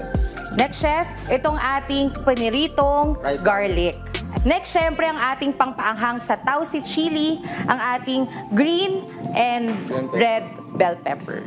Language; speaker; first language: Filipino; native; Filipino